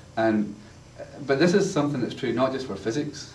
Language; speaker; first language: English; native; English